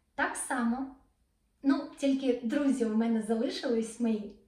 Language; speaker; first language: Ukrainian; non-native, local second language; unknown